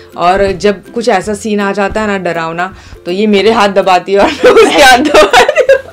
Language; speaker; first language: Hindi; non-native, local second language; Gujarati